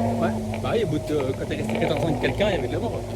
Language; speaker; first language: French; native; French